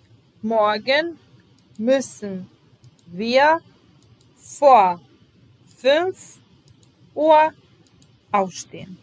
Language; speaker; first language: German; non-native, fluent; Serbian